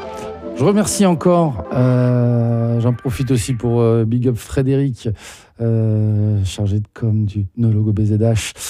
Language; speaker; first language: French; native; French